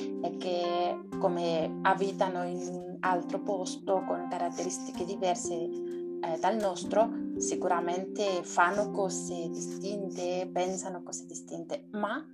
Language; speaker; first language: Italian; non-native, learner; Spanish